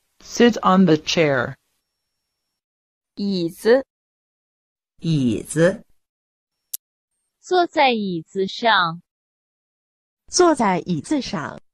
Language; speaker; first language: Chinese; non-native, learner; Urdu